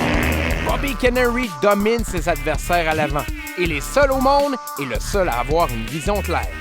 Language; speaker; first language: French; native; French